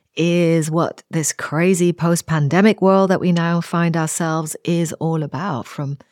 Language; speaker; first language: English; native; English